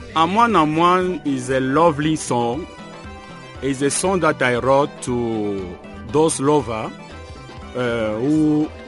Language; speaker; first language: English; non-native, local second language; French